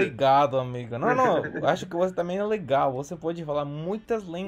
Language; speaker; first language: Portuguese; non-native, fluent; English